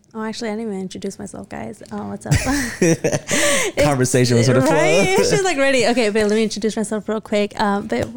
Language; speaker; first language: English; early bilingual, other home language; Spanish